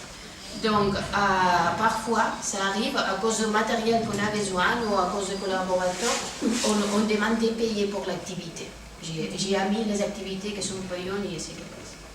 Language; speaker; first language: French; non-native, fluent; Spanish